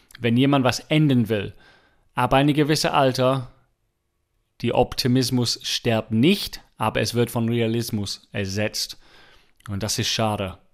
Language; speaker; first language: German; non-native, fluent; English